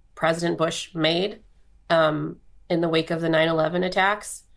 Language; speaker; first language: English; native; English